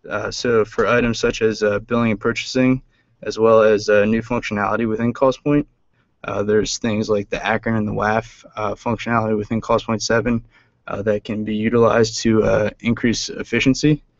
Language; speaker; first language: English; native; English